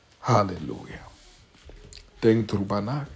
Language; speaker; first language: German; non-native, learner; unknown